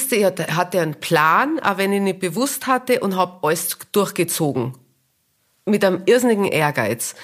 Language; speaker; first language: German; native; German